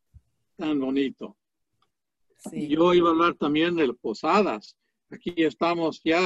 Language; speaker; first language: Spanish; non-native, fluent; English